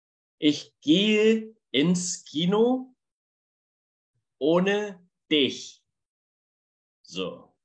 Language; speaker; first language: German; non-native, fluent; Indonesian